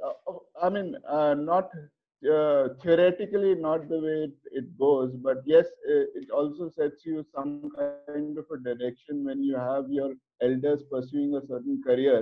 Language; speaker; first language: English; non-native, local second language; Hindi